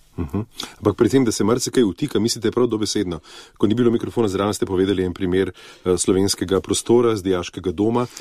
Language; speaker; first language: Slovenian; native; Slovenian